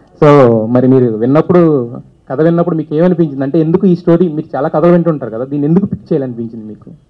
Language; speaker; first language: Telugu; native; Telugu